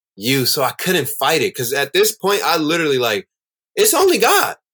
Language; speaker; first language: English; native; English